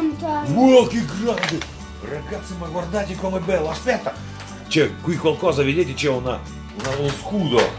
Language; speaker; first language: Italian; non-native, fluent; Russian